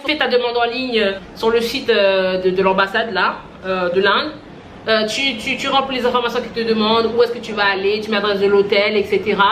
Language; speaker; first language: French; non-native, local second language; Haitian Creole